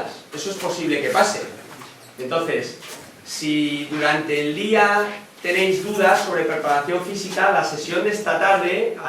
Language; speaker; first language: Spanish; native; Spanish